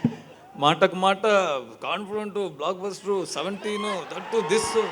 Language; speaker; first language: Telugu; non-native, learner; Tamil